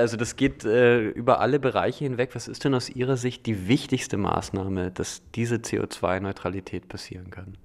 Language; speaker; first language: German; native; German